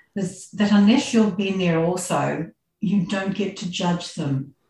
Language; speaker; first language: English; native; English